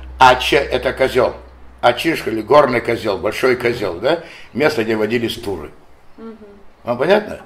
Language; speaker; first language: Russian; non-native, local second language; Adyghe